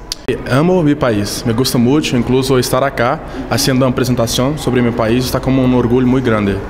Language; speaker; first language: Spanish; non-native, fluent; Portuguese